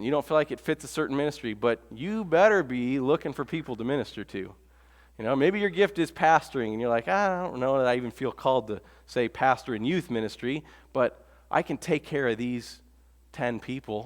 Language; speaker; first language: English; native; English